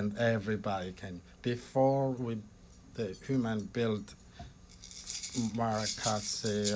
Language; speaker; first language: English; non-native, fluent; Malagasy